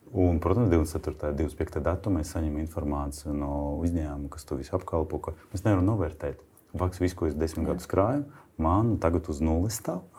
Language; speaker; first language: Latvian; non-native, local second language; Russian